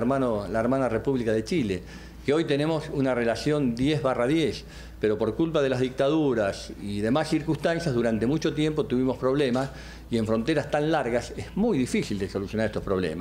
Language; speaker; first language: Spanish; native; Spanish